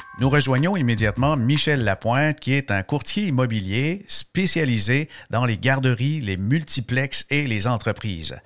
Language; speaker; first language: French; native; French